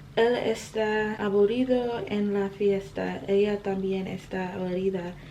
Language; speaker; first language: Spanish; non-native, learner; English